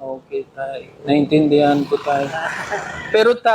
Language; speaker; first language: Filipino; non-native, fluent; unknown